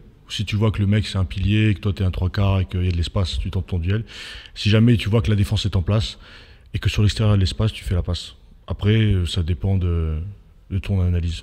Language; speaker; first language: French; native; French